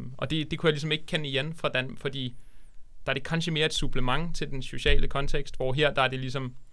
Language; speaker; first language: Danish; native; Danish